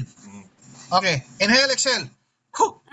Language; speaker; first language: English; non-native, local second language; Filipino